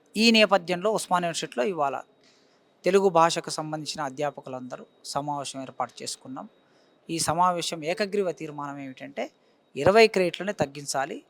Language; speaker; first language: Telugu; native; Telugu